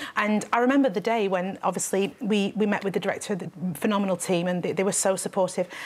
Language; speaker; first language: English; native; English